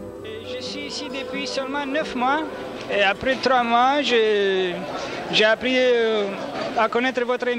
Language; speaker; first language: French; non-native, fluent; Romanian